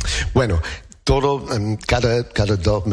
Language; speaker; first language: Spanish; non-native, learner; English